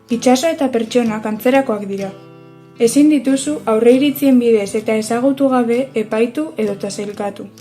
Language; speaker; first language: Basque; native; Basque